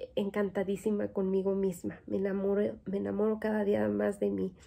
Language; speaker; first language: Spanish; native; Spanish